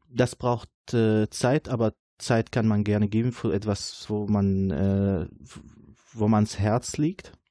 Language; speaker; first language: German; non-native, fluent; Arabic